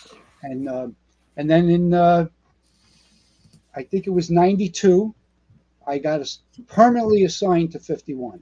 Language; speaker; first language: English; native; English